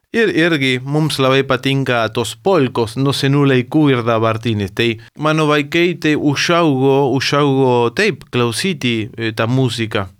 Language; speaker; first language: Lithuanian; early bilingual, heritage; Lithuanian